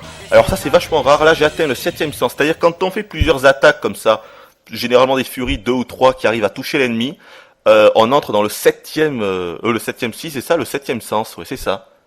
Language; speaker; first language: French; native; French